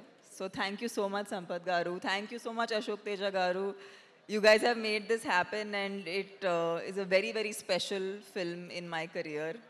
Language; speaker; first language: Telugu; non-native, local second language; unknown